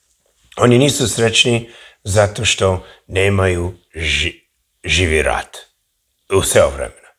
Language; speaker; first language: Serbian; early bilingual, heritage; English